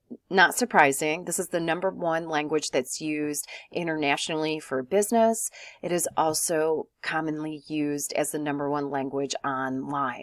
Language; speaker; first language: English; native; English